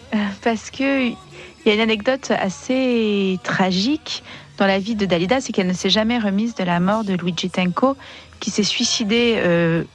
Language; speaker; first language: French; native; French